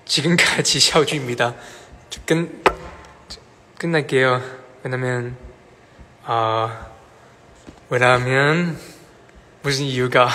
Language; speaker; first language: Korean; non-native, learner; Chinese